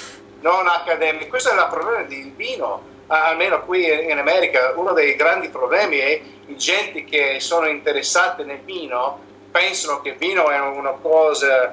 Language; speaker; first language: Italian; non-native, learner; English